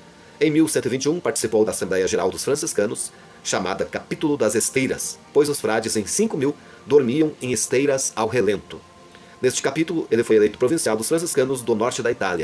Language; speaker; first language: Portuguese; native; Portuguese